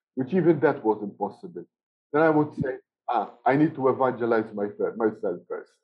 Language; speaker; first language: English; non-native, fluent; Maltese